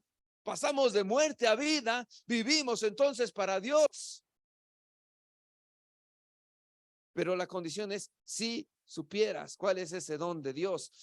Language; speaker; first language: Spanish; native; Spanish